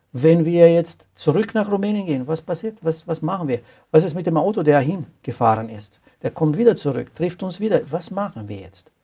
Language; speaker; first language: German; non-native, fluent; Romanian